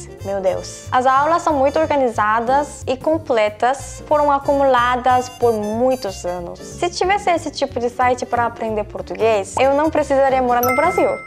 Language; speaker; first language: Portuguese; non-native, fluent; Korean